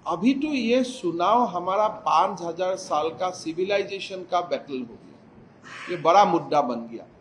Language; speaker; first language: Hindi; non-native, local second language; Assamese